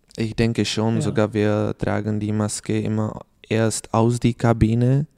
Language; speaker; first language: German; non-native, learner; Czech